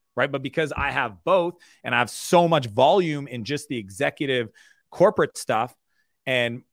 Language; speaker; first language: English; native; English